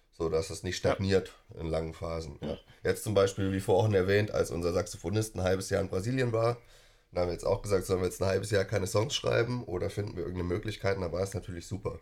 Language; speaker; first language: German; native; German